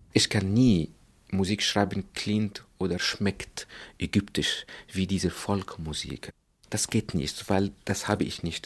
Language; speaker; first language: German; non-native, fluent; Arabic